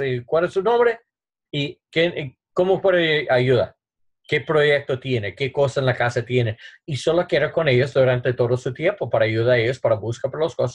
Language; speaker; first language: Spanish; non-native, learner; English